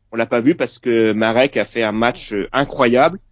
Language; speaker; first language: French; native; French